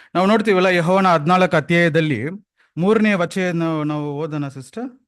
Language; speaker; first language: Kannada; non-native, local second language; Tamil